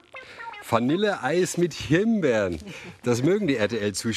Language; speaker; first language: German; native; German